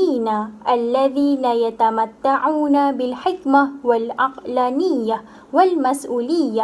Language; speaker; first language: Arabic; non-native, learner; Malay